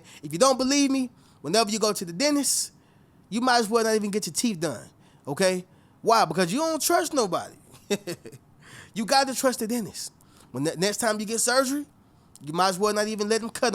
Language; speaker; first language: English; native; English